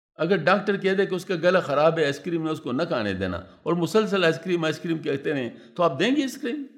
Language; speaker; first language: Urdu; non-native, local second language; Pashto